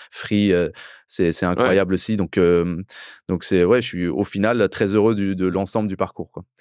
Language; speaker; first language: French; early bilingual, other home language; Persian